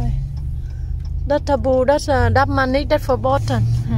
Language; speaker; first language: German; non-native, learner; Vietnamese